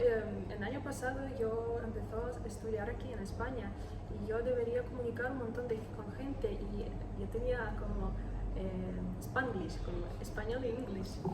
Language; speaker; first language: Spanish; non-native, learner; Ukrainian